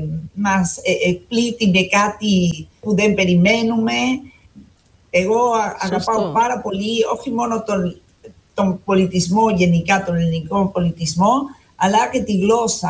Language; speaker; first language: Greek; non-native, fluent; Spanish